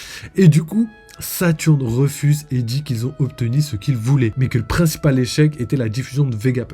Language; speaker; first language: French; native; French